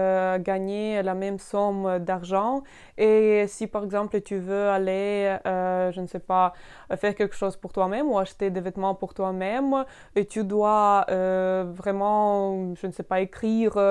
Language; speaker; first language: French; non-native, fluent; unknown